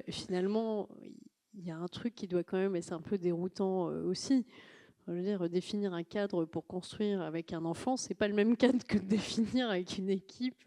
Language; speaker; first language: French; native; French